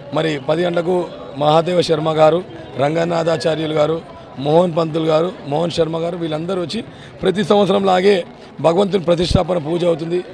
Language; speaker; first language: Telugu; native; Telugu